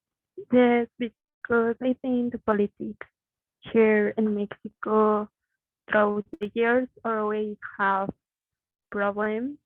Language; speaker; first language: English; non-native, learner; Spanish